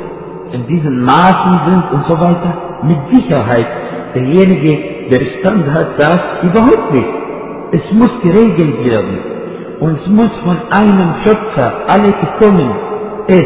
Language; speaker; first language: German; non-native, fluent; Arabic